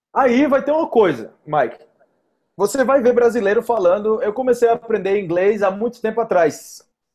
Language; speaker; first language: Portuguese; native; Portuguese